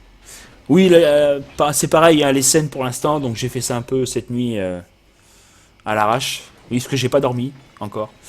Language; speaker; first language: French; native; French